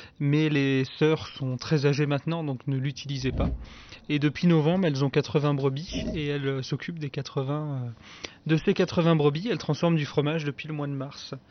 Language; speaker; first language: French; native; French